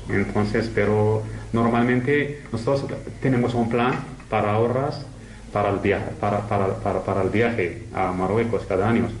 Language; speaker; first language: Spanish; non-native, learner; Arabic